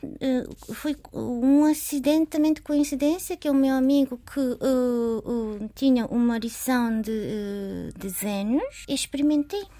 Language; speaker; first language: Portuguese; non-native, learner; Japanese